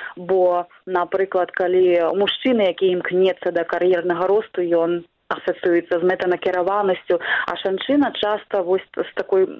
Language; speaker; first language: Belarusian; non-native, local second language; Russian